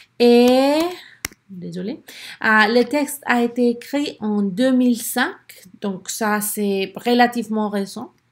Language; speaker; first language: French; non-native, learner; Spanish